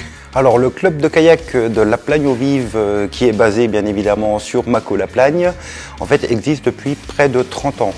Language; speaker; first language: French; native; French